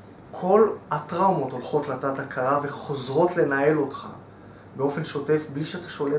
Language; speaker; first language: Hebrew; native; Hebrew